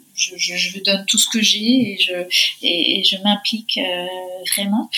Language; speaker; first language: French; early bilingual, heritage; Spanish